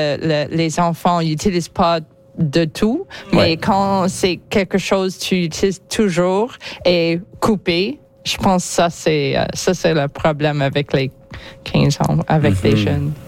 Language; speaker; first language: French; non-native, local second language; English